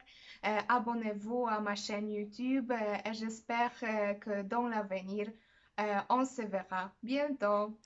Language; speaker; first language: French; non-native, fluent; Polish